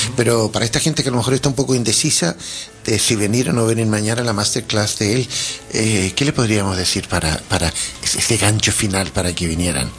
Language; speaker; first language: Spanish; native; Spanish